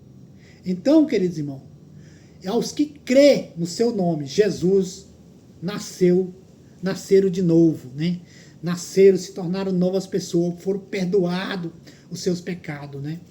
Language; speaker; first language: Portuguese; native; Portuguese